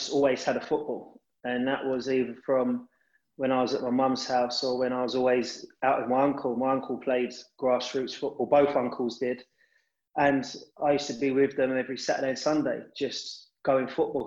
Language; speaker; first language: English; native; English